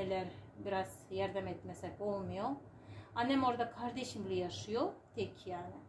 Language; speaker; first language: Turkish; non-native, learner; Uzbek